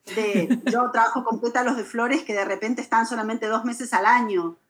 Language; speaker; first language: Spanish; native; Spanish